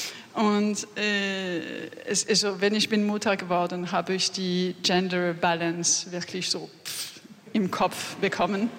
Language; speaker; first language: German; non-native, fluent; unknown